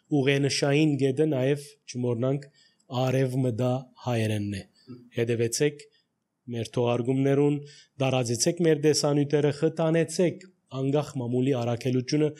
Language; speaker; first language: Armenian; early bilingual, heritage; Armenian